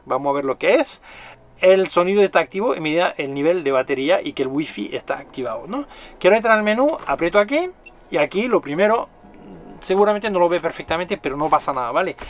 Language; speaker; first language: Spanish; non-native, fluent; French